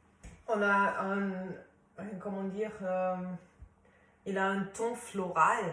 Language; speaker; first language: French; non-native, fluent; German